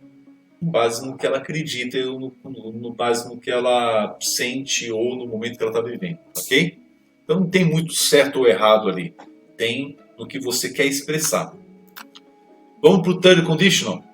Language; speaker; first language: Portuguese; native; Portuguese